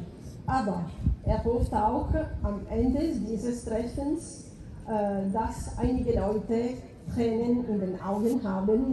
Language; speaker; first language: German; non-native, fluent; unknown